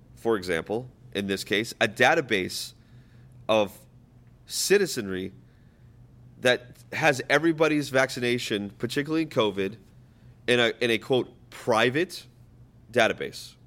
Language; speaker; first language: English; native; English